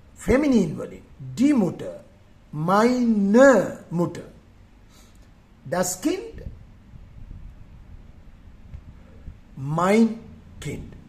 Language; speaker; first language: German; non-native, fluent; Sinhala